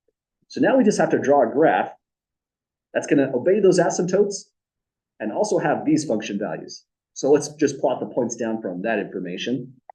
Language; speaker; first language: English; native; English